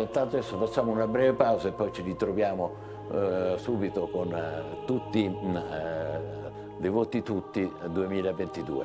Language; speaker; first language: Italian; native; Italian